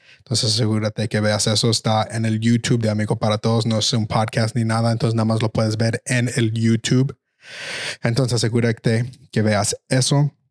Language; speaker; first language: Spanish; early bilingual, heritage; Spanish